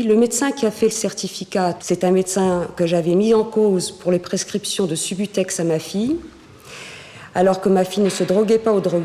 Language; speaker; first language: French; native; French